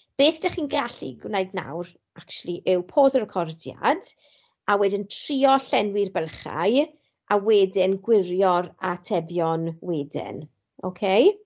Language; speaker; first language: Welsh; non-native, local second language; English